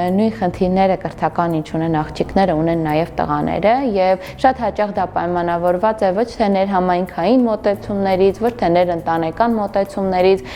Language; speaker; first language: Armenian; non-native, local second language; Kurdish